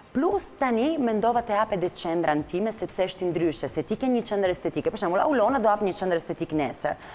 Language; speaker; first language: Albanian; non-native, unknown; Italian